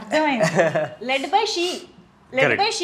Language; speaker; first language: Telugu; native; Telugu